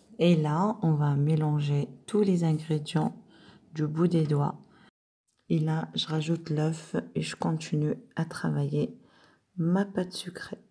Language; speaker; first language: French; non-native, local second language; Arabic